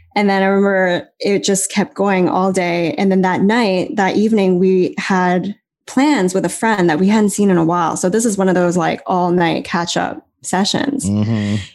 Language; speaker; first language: English; native; English